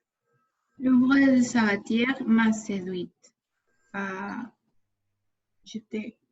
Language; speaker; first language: French; non-native, learner; Spanish